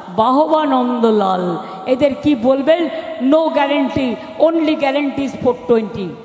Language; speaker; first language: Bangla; native; Bangla